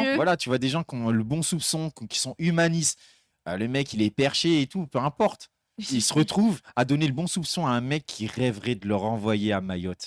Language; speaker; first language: French; native; French